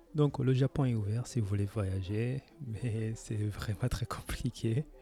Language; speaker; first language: French; native; French